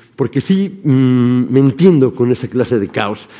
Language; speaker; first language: Spanish; native; Spanish